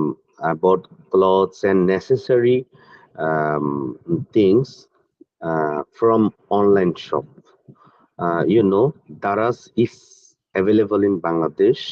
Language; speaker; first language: English; non-native, learner; Bangla